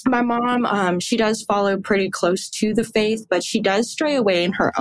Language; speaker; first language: English; native; English